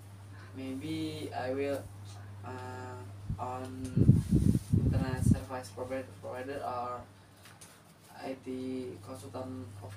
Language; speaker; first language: English; non-native, learner; Indonesian